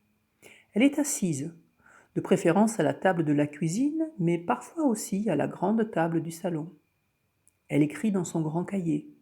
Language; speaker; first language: French; native; French